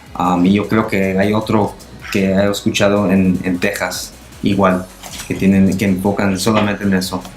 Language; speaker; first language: Spanish; non-native, local second language; English